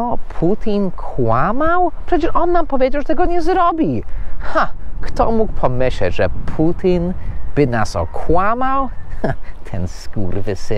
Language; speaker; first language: Polish; non-native, fluent; English